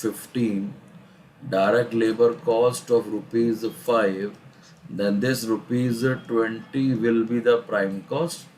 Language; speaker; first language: English; non-native, local second language; Hindi